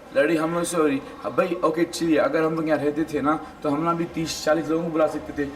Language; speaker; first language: Hindi; early bilingual, heritage; Hindi